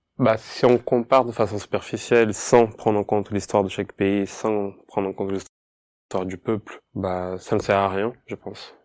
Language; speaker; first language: French; non-native, fluent; Portuguese